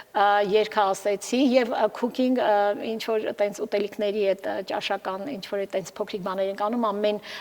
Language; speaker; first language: Armenian; early bilingual, heritage; Armenian